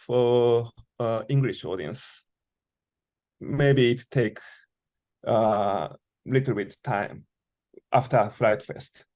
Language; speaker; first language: English; non-native, learner; Japanese